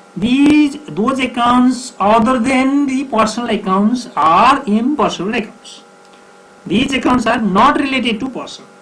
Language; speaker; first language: English; non-native, local second language; Nepali